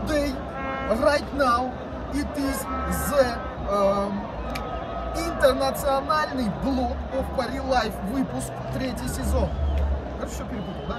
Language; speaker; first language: Russian; native; Russian